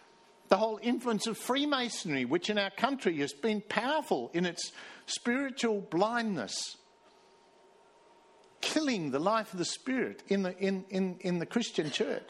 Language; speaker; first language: English; native; English